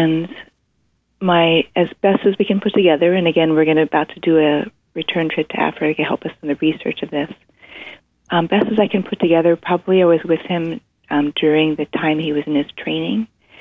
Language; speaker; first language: English; native; English